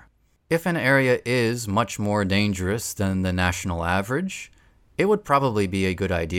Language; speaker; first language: English; native; English